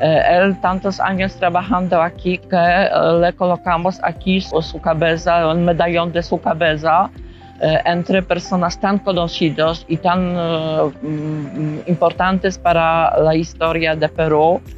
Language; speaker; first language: Spanish; non-native, fluent; Polish